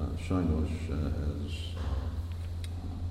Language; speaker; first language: Hungarian; early bilingual, heritage; Hungarian